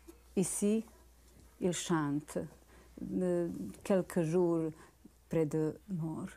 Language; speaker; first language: French; non-native, learner; Bosnian